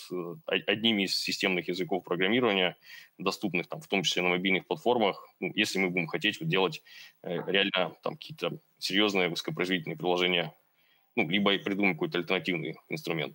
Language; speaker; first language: Russian; native; Russian